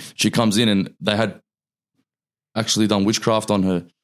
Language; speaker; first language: English; early bilingual, other home language; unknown